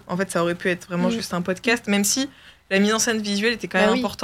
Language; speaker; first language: French; native; French